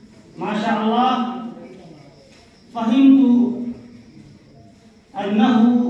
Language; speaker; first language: Arabic; non-native, fluent; Urdu